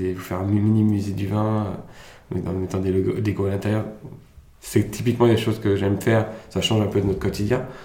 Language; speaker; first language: French; early bilingual, other home language; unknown